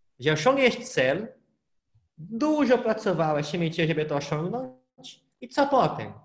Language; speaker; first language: Polish; non-native, fluent; Portuguese